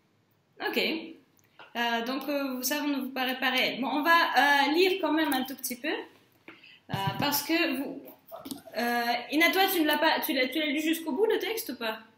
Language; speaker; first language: French; non-native, fluent; Russian